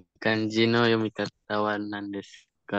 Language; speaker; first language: Japanese; non-native, learner; Indonesian